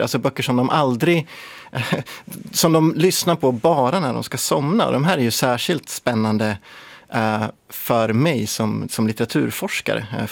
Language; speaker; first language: Swedish; native; Swedish